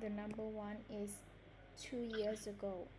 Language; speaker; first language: English; non-native, learner; Vietnamese